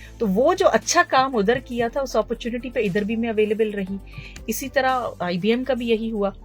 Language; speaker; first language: Urdu; early bilingual, heritage; Urdu